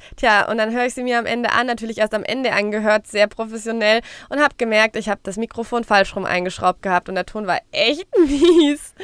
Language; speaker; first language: German; native; German